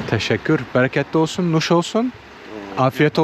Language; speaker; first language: Turkish; non-native, fluent; Azerbaijani